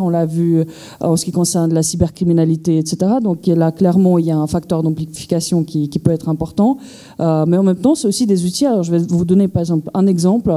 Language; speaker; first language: French; native; French